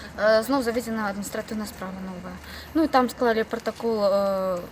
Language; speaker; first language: Belarusian; non-native, local second language; Russian